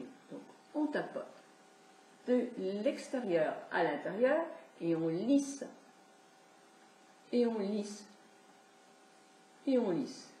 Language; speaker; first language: French; native; French